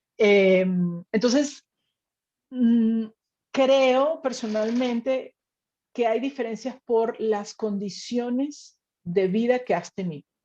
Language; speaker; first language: Spanish; native; Spanish